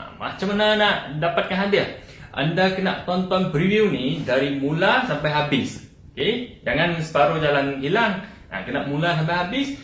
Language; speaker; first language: Malay; non-native, local second language; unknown